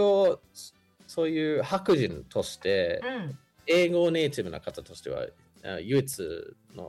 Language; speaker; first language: Japanese; non-native, fluent; English